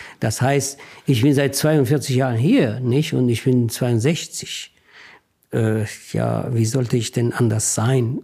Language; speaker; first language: German; non-native, fluent; Persian